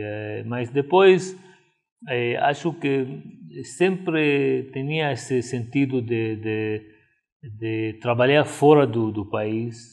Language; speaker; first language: Portuguese; non-native, fluent; Arabic